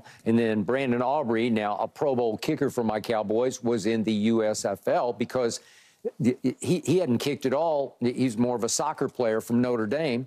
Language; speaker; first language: English; native; English